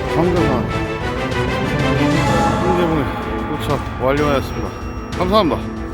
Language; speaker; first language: Korean; native; Korean